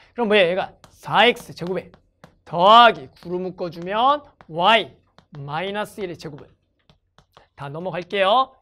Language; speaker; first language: Korean; native; Korean